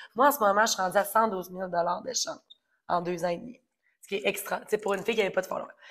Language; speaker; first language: French; native; French